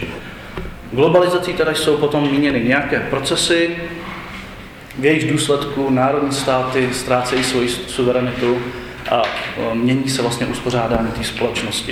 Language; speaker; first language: Czech; native; Czech